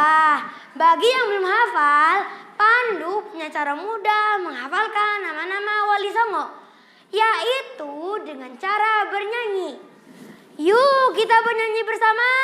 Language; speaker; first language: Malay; non-native, local second language; Javanese